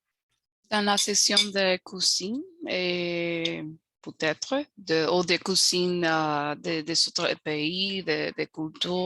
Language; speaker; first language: French; non-native, learner; Spanish